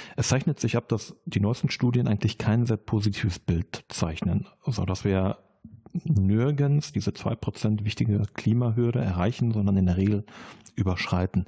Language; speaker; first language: German; native; German